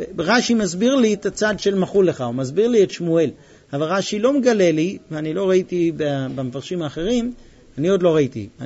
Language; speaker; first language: Hebrew; non-native, fluent; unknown